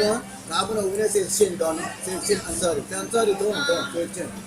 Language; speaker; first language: Filipino; non-native, learner; Persian